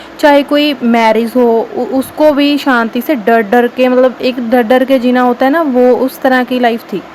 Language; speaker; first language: Hindi; non-native, local second language; Punjabi